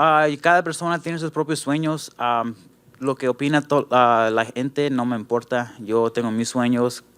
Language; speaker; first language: Spanish; early bilingual, heritage; Spanish